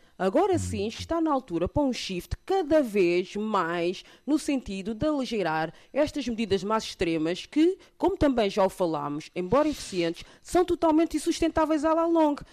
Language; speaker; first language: Portuguese; early bilingual, other home language; Kabuverdianu